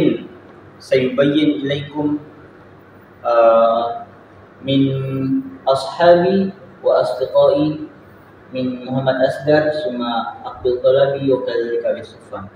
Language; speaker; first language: Arabic; non-native, learner; Indonesian